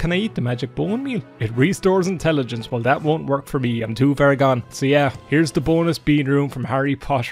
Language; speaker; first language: English; native; English